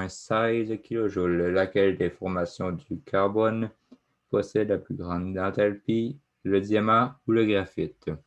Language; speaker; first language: French; native; French